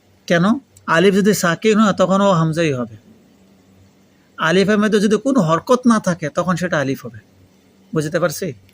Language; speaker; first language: Bangla; non-native, local second language; Urdu